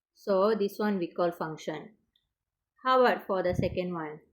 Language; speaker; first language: English; non-native, local second language; Malay